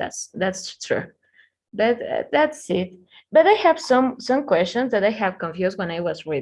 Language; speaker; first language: English; non-native, learner; Spanish